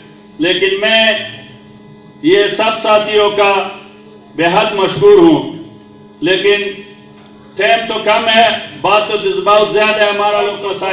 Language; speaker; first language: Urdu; non-native, local second language; Pashto